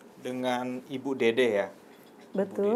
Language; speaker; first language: Indonesian; native; Indonesian